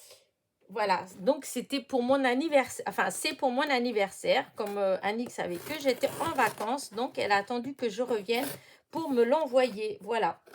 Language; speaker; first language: French; native; French